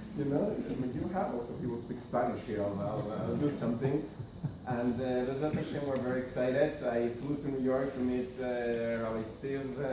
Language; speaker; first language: English; non-native, fluent; Spanish